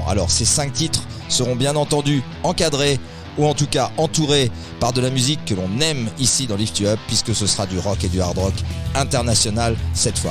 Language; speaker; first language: French; native; French